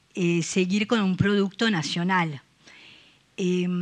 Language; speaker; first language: Spanish; non-native, fluent; French